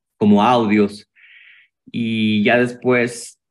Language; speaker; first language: Spanish; native; Spanish